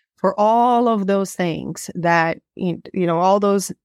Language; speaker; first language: English; non-native, fluent; Portuguese